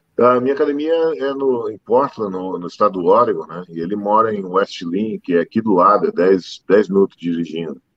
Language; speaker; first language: Portuguese; native; Portuguese